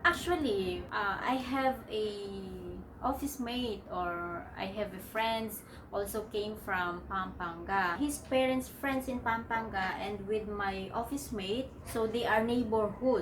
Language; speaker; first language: English; non-native, local second language; Filipino